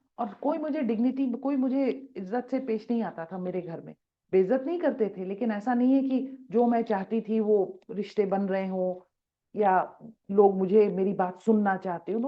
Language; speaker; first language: Hindi; native; Hindi